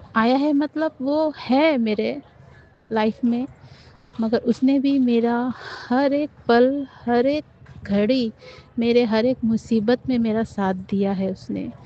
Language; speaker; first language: Hindi; non-native, local second language; Nepali